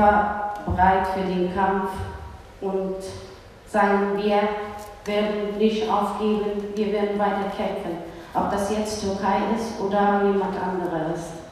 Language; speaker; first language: German; early bilingual, other home language; Kurdish